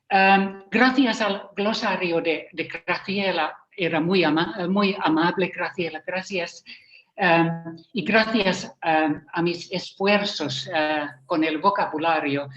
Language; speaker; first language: Spanish; non-native, fluent; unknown